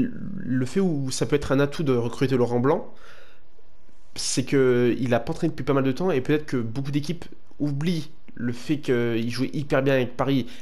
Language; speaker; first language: French; native; French